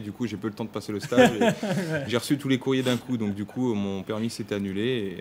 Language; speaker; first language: French; native; French